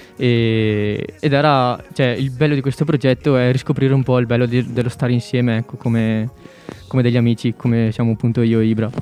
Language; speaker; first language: Italian; native; Italian